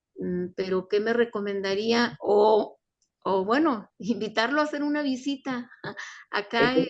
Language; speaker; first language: Spanish; native; Spanish